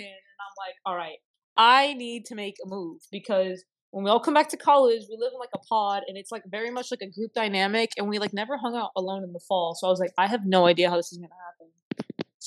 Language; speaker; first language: English; native; English